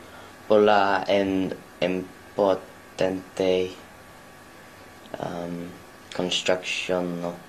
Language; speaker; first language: Spanish; non-native, learner; English